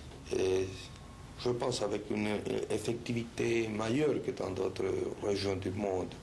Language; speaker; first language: French; non-native, learner; Spanish